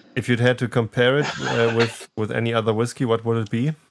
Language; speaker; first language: English; non-native, fluent; German